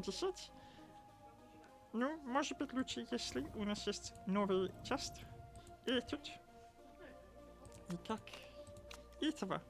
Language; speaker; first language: Russian; non-native, learner; English